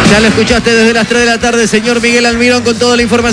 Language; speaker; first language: Spanish; native; Spanish